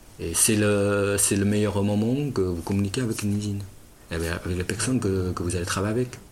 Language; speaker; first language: French; non-native, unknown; Chinese